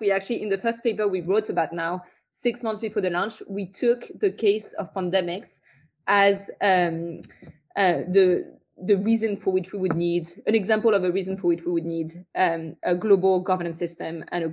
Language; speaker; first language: English; non-native, fluent; French